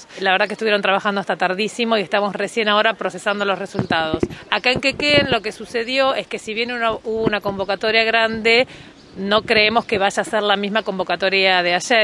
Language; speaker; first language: Spanish; native; Spanish